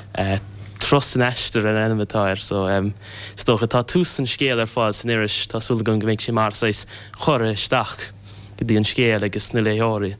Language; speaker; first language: Irish; non-native, local second language; English